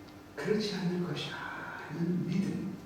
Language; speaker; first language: Korean; native; Korean